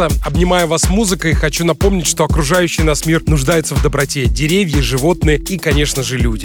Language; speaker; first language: Russian; native; Russian